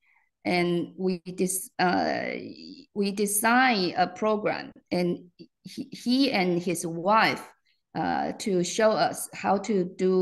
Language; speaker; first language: English; non-native, fluent; Chinese